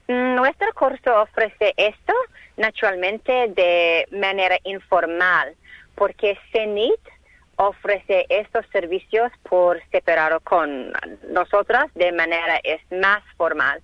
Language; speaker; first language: Spanish; non-native, learner; English